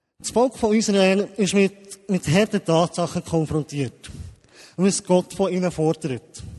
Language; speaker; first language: German; native; German